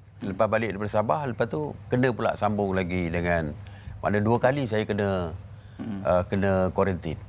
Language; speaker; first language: Malay; native; Malay